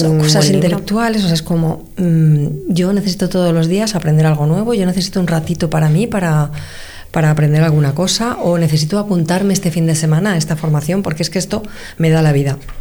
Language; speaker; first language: Spanish; native; Spanish